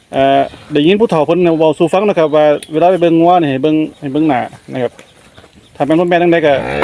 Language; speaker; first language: Thai; native; Thai